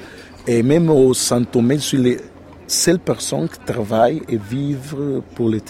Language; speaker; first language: French; non-native, learner; Portuguese